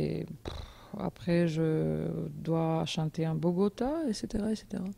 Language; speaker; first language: French; non-native, learner; Georgian